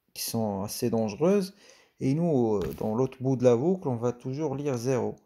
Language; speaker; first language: French; non-native, local second language; Arabic